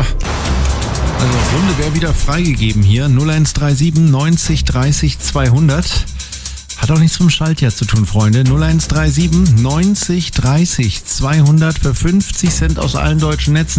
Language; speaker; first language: German; native; German